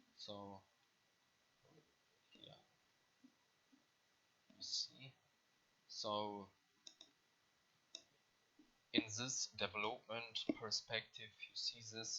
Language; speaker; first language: English; non-native, learner; German